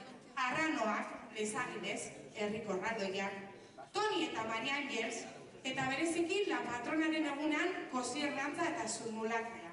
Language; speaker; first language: Basque; non-native, local second language; Spanish